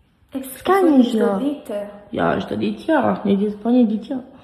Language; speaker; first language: Albanian; early bilingual, heritage; Albanian